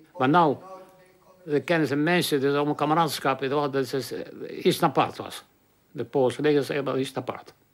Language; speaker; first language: Dutch; non-native, learner; Polish